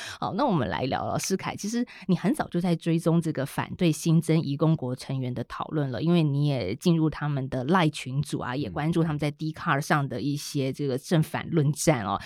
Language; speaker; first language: Chinese; native; Chinese